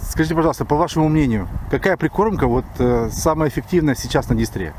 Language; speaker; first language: Russian; native; Russian